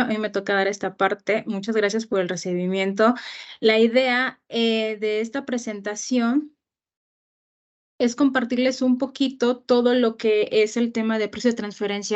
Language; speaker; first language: Spanish; native; Spanish